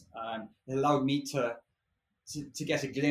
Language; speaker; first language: English; native; English